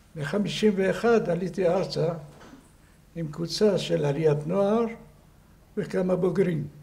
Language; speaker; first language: Hebrew; non-native, fluent; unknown